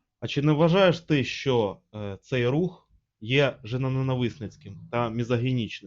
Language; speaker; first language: Ukrainian; native; Ukrainian